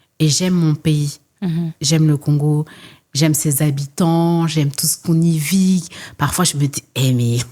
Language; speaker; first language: French; early bilingual, other home language; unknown